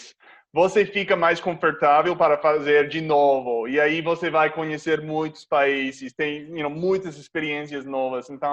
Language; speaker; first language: Portuguese; non-native, fluent; English